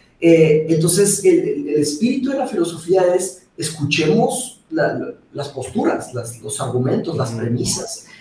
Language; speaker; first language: Spanish; early bilingual, other home language; Portuguese